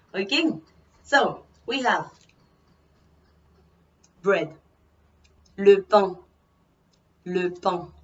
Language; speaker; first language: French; non-native, fluent; Spanish